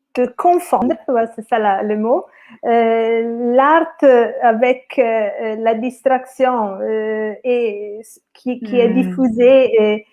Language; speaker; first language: French; non-native, fluent; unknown